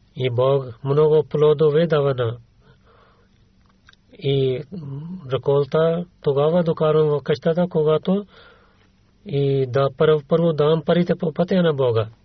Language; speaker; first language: Bulgarian; non-native, learner; Urdu